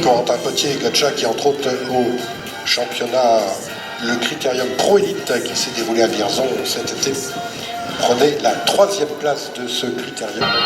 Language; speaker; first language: French; native; French